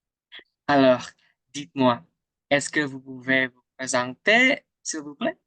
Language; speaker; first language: French; non-native, learner; Indonesian